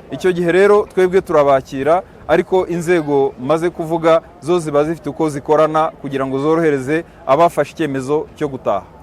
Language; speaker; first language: Kinyarwanda; native; Kinyarwanda